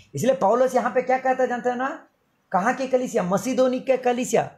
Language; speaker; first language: Hindi; non-native, local second language; Malayalam